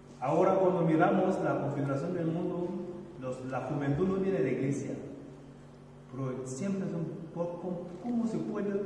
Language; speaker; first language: Spanish; non-native, learner; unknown